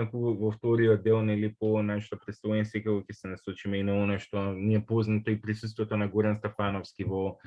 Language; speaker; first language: Macedonian; native; Macedonian